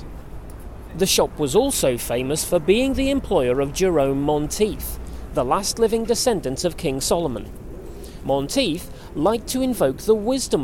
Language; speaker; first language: English; native; English